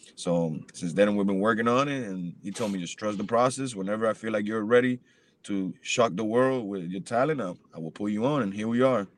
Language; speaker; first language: English; early bilingual, other home language; Spanish